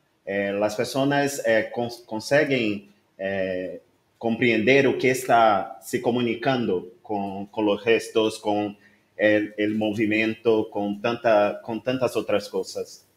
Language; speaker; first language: Spanish; non-native, learner; Portuguese